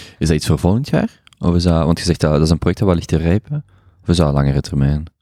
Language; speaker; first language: Dutch; native; Dutch